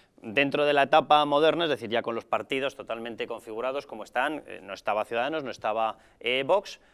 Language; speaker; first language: Spanish; native; Spanish